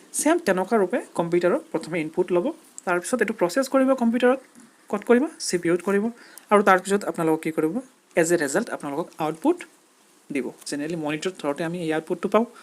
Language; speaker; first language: Assamese; native; Assamese